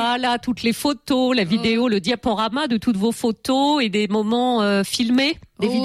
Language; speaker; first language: French; native; French